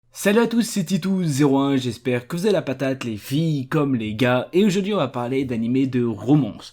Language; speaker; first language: French; native; French